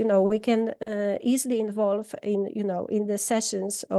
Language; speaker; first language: English; non-native, fluent; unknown